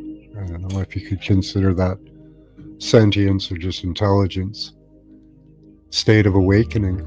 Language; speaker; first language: English; native; English